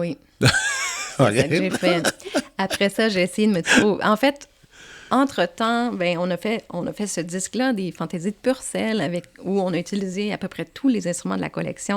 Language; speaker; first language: French; native; French